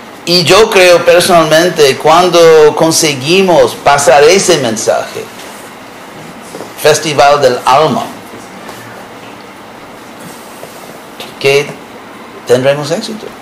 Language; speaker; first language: Spanish; non-native, fluent; English